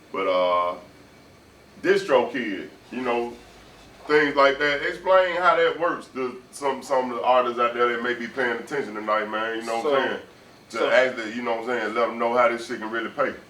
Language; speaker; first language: English; native; English